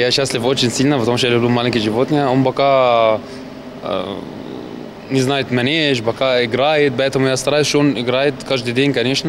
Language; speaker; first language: Russian; non-native, learner; Arabic